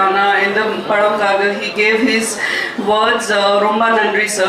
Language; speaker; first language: Tamil; non-native, learner; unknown